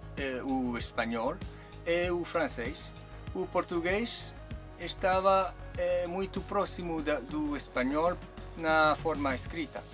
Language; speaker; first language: Portuguese; non-native, learner; Chinese